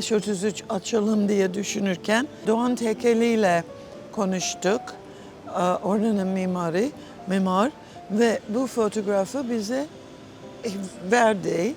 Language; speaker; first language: Turkish; non-native, fluent; English